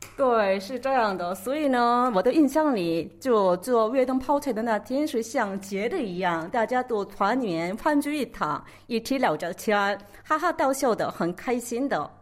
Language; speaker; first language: Chinese; non-native, fluent; Korean